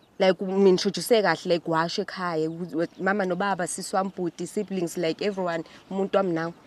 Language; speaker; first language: Zulu; non-native, local second language; Southern Sotho